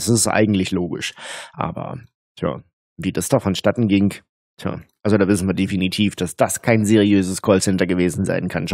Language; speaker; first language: German; native; German